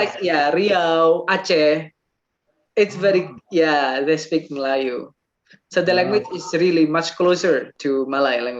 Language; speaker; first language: English; non-native, fluent; Indonesian